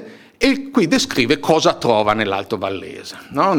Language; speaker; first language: Italian; native; Italian